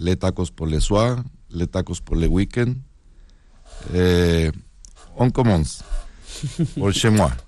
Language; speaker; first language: French; non-native, learner; Spanish